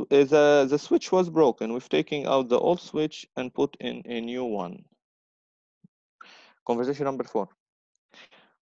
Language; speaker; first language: English; non-native, fluent; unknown